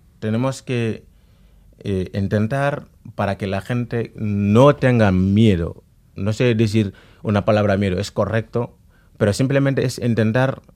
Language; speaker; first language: Spanish; non-native, fluent; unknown